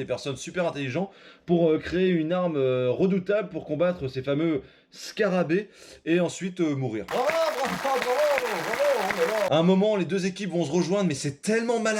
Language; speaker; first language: French; native; French